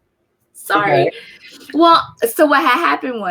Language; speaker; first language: English; native; English